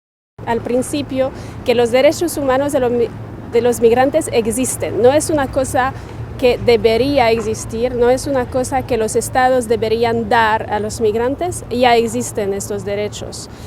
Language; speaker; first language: Spanish; non-native, fluent; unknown